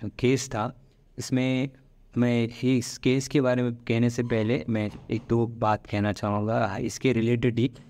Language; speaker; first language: Hindi; non-native, local second language; Malayalam